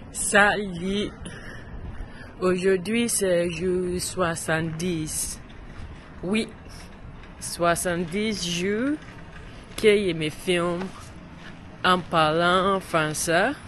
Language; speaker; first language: French; non-native, learner; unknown